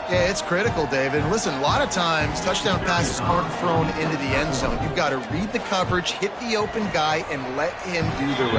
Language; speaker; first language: English; native; English